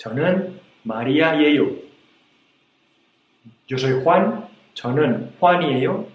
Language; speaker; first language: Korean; non-native, fluent; Spanish